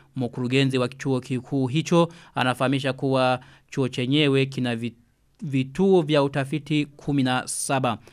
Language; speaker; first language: Swahili; non-native, local second language; Rundi